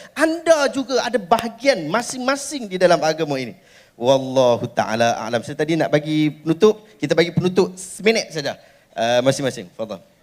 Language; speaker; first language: Malay; native; Malay